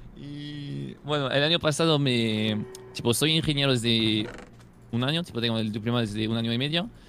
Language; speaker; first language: Spanish; non-native, fluent; French